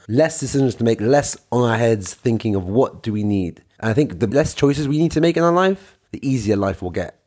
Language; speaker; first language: English; native; English